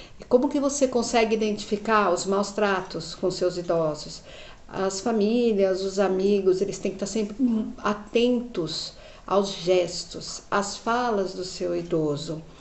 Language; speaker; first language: Portuguese; native; Portuguese